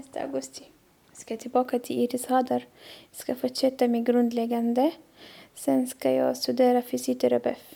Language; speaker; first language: Swedish; non-native, learner; Arabic